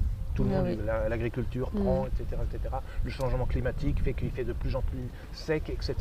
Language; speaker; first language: French; native; French